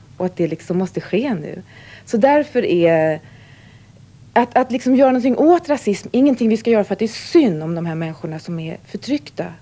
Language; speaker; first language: Swedish; native; Swedish